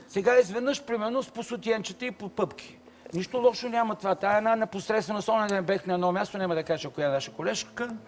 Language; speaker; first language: Bulgarian; native; Bulgarian